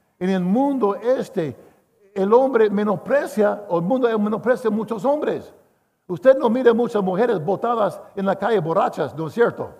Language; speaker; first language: Spanish; non-native, fluent; English